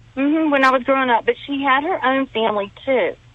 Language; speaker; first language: English; native; English